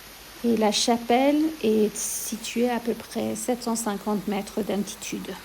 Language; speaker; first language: French; native; French